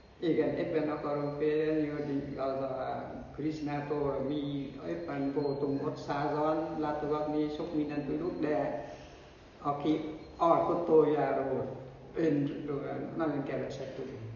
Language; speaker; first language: Hungarian; non-native, learner; Vietnamese